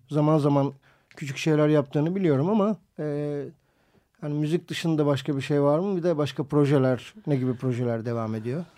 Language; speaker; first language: Turkish; native; Turkish